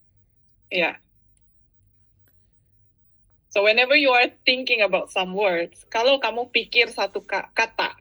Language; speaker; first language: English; non-native, fluent; Indonesian